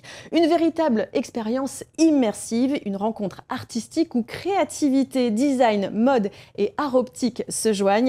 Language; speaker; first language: French; native; French